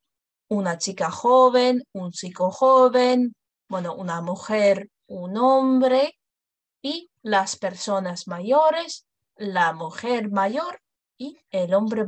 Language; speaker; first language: Spanish; non-native, fluent; English